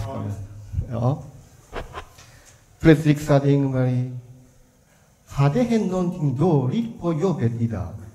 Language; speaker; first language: Swedish; non-native, fluent; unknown